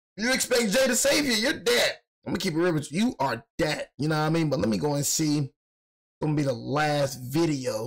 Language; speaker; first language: English; native; English